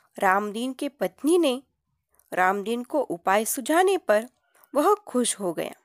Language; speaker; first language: Hindi; non-native, local second language; Marathi